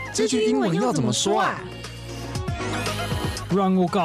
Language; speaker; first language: Chinese; native; Chinese